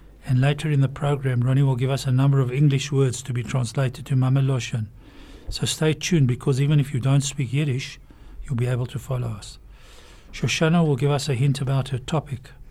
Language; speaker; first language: English; native; English